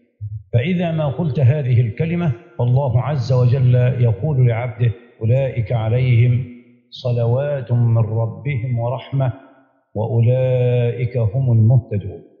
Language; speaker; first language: Arabic; native; Arabic